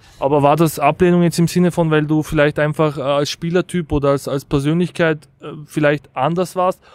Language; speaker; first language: German; native; German